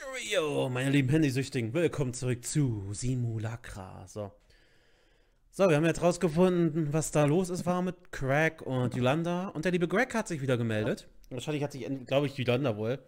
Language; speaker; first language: German; native; German